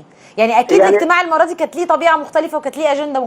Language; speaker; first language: Arabic; native; Arabic